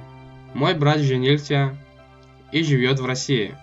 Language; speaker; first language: Russian; non-native, local second language; Tajik